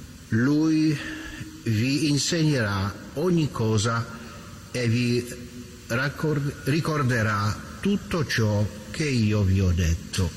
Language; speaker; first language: Italian; native; Italian